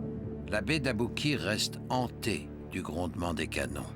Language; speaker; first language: French; native; French